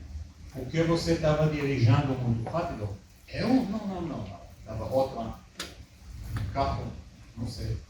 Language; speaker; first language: Portuguese; early bilingual, heritage; Hebrew